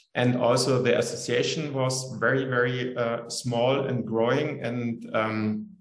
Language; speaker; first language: English; non-native, fluent; German